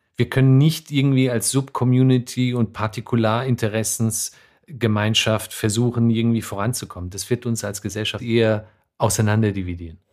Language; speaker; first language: German; native; German